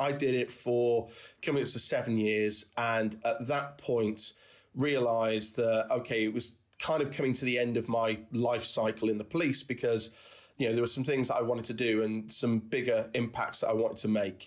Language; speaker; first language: English; native; English